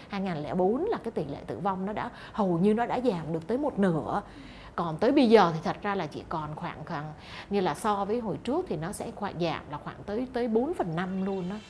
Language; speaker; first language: Vietnamese; native; Vietnamese